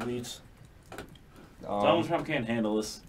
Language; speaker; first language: English; native; English